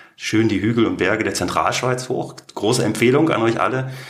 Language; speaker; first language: German; native; German